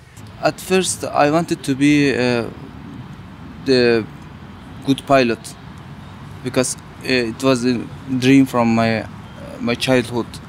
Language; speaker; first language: English; non-native, learner; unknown